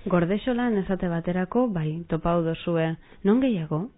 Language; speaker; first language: Basque; native; Basque